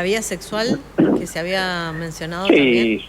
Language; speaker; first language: Spanish; native; Spanish